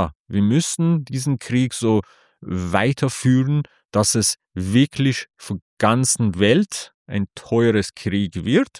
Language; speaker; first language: German; non-native, fluent; Persian